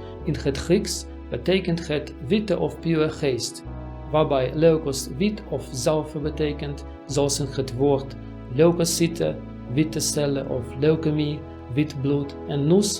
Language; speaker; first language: Dutch; non-native, learner; Russian